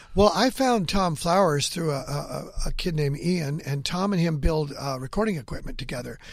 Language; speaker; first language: English; native; English